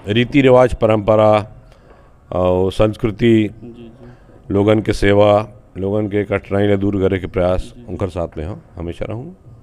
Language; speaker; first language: Hindi; native; Hindi